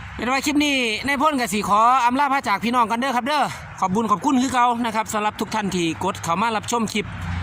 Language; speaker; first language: Thai; native; Thai